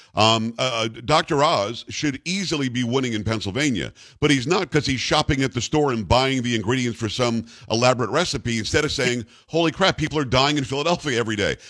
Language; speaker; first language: English; native; English